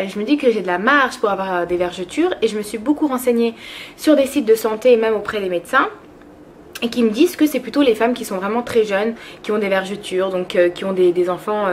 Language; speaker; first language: French; early bilingual, other home language; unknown